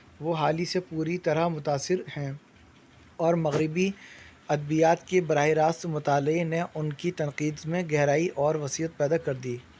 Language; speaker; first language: Urdu; native; Urdu